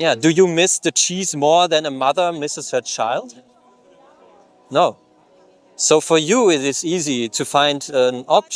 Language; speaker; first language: English; non-native, fluent; German